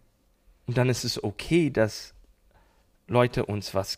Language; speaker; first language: German; non-native, learner; English